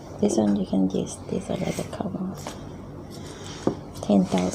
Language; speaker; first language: English; non-native, learner; Thai